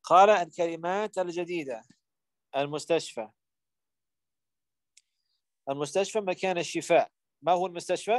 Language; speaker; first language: Arabic; non-native, fluent; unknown